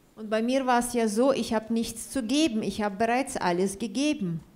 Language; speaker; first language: German; non-native, fluent; Russian